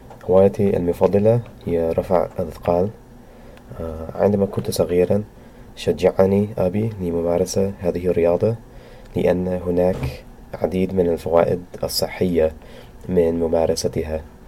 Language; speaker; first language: Arabic; non-native, learner; English